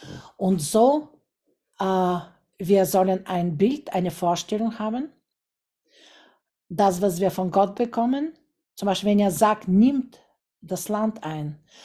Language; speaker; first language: German; non-native, fluent; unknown